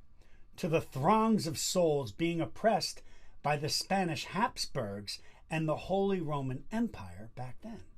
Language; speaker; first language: English; native; English